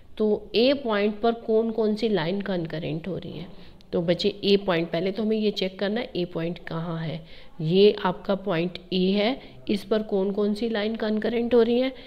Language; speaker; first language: Hindi; native; Hindi